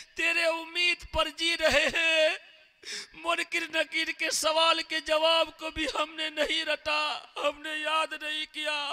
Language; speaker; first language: Hindi; native; Hindi